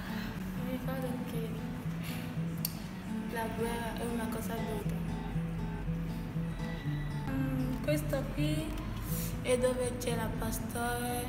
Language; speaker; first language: Italian; non-native, learner; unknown